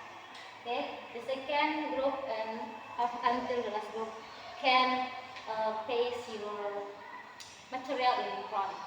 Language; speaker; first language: English; non-native, learner; Indonesian